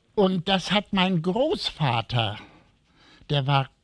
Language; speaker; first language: German; native; German